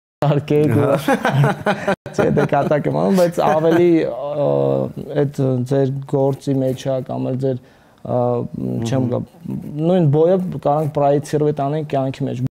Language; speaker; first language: Armenian; early bilingual, heritage; Armenian